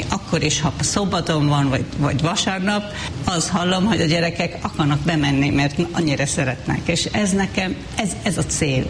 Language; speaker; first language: Hungarian; non-native, fluent; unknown